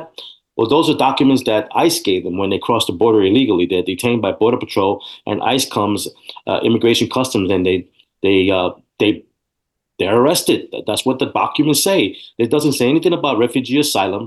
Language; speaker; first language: English; native; English